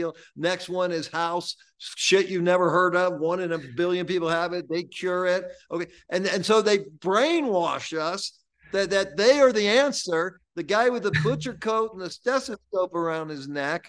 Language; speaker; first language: English; native; English